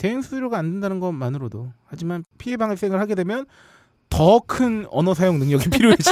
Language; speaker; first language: Korean; native; Korean